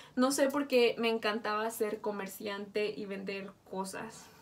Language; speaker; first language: Spanish; native; Spanish